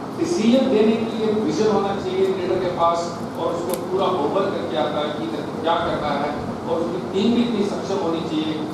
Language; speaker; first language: Hindi; non-native, local second language; Punjabi